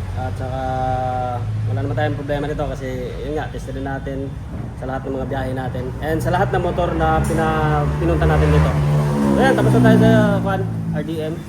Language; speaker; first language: Filipino; non-native, local second language; Cebuano